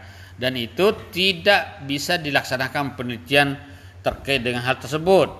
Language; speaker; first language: Indonesian; native; Indonesian